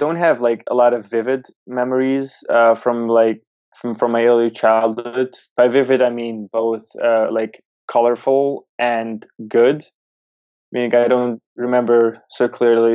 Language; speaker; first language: English; early bilingual, other home language; Yiddish